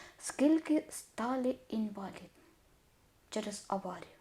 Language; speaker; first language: Ukrainian; non-native, learner; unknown